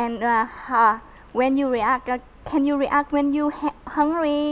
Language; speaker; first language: English; non-native, learner; Vietnamese